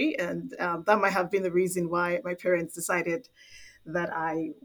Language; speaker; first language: English; non-native, local second language; Igbo